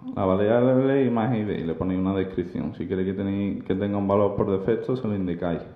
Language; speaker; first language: Spanish; native; Spanish